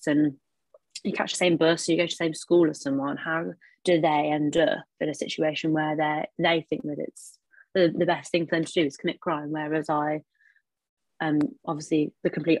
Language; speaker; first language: English; native; English